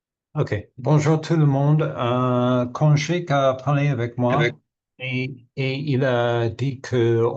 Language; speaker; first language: French; non-native, learner; English